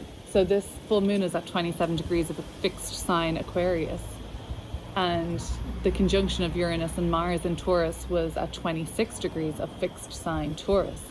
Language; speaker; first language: English; native; English